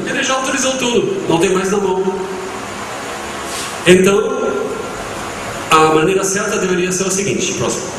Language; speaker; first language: Portuguese; non-native, fluent; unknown